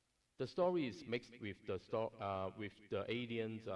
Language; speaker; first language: English; non-native, learner; Cantonese